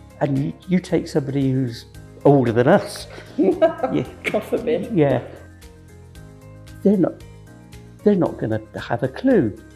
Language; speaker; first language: English; native; English